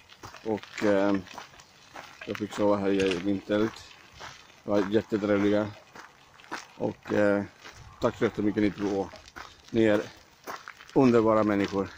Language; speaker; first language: Swedish; non-native, learner; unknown